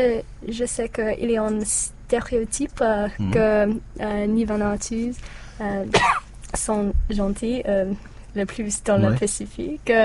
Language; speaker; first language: French; non-native, learner; English